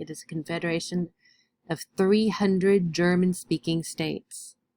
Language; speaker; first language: English; native; English